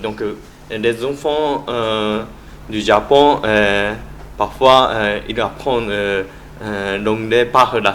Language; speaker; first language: French; non-native, learner; Japanese